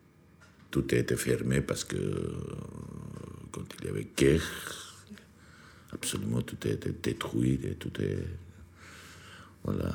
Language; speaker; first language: French; non-native, learner; Georgian